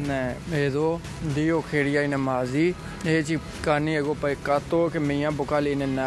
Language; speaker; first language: Greek; non-native, learner; Urdu